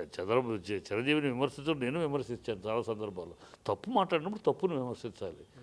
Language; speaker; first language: Telugu; native; Telugu